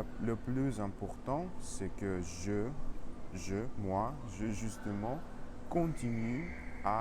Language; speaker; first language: French; non-native, learner; Russian